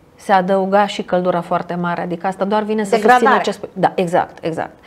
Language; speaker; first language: Romanian; non-native, fluent; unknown